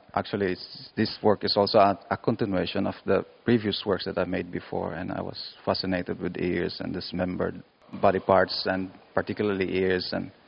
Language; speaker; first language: English; non-native, local second language; Cebuano